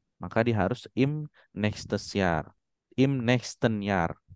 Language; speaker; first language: German; non-native, fluent; Indonesian